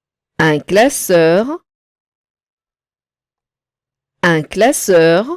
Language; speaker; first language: French; non-native, local second language; Arabic